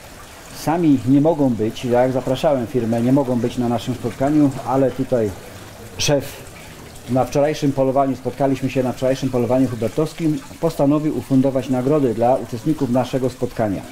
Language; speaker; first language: Polish; native; Polish